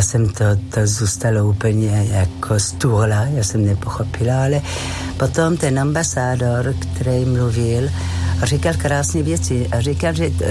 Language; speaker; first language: Czech; non-native, fluent; French